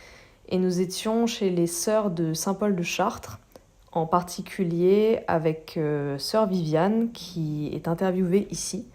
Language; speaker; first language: French; native; French